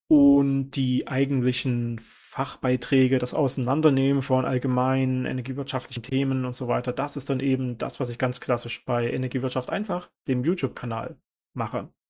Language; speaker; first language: German; native; German